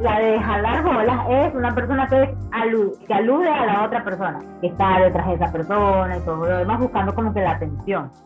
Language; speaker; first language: Spanish; native; Spanish